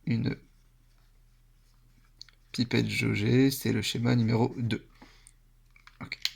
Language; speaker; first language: French; native; French